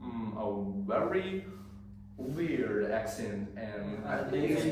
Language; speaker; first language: English; non-native, learner; Chinese